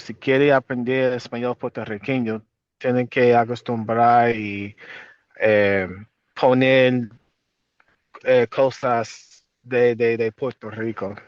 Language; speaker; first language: Spanish; non-native, fluent; English